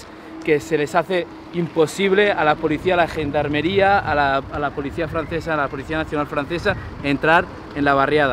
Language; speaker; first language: Spanish; native; Spanish